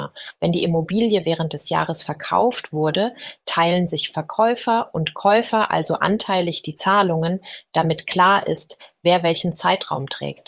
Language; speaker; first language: German; native; German